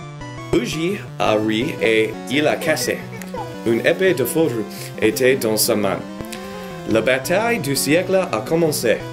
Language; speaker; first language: French; non-native, learner; English